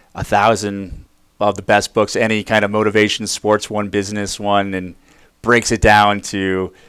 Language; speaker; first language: English; native; English